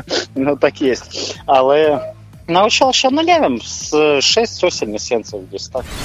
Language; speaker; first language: Polish; non-native, learner; Ukrainian